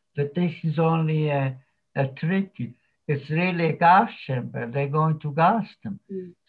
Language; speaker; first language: English; non-native, fluent; Slovak